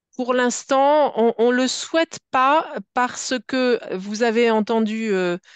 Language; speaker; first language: French; native; French